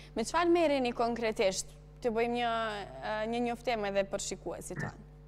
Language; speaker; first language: Albanian; native; Albanian